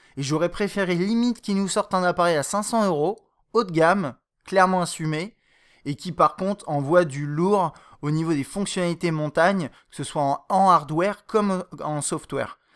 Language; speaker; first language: French; native; French